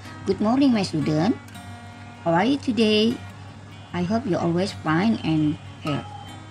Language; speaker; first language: English; non-native, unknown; Indonesian